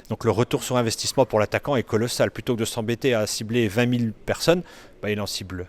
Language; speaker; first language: French; native; French